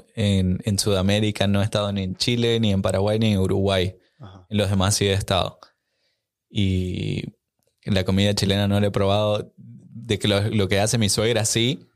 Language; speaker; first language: Spanish; native; Spanish